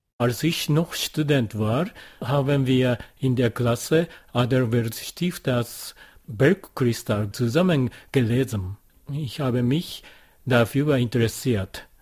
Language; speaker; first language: German; non-native, fluent; Japanese